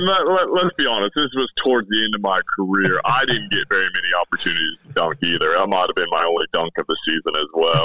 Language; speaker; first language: English; native; English